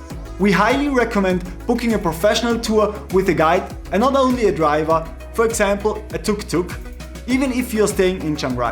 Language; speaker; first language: English; non-native, fluent; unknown